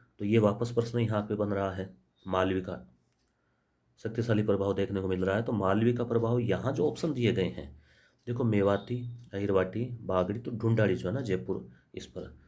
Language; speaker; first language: Hindi; native; Hindi